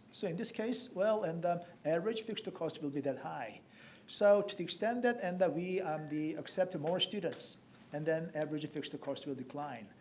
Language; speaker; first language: English; non-native, fluent; Korean